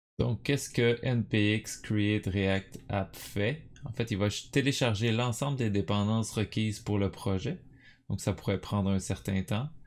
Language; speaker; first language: French; native; French